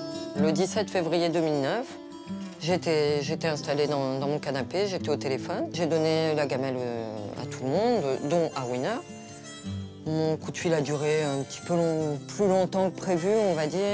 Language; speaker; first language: French; native; French